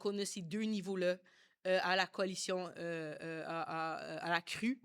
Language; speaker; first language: French; native; French